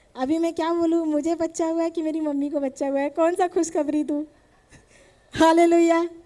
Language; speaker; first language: Hindi; native; Hindi